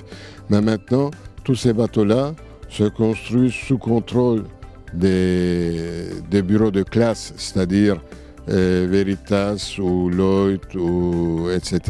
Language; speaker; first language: French; non-native, fluent; Turkish